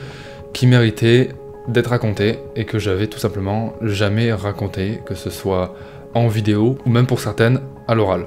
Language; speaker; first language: French; native; French